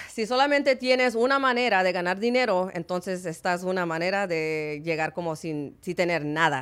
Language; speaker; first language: Spanish; early bilingual, heritage; Spanish